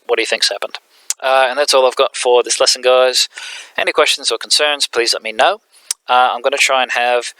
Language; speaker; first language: English; native; English